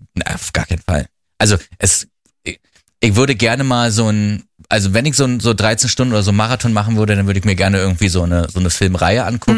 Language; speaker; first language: German; native; German